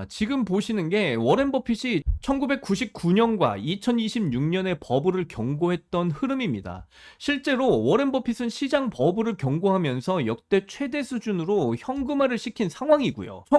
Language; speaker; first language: Korean; native; Korean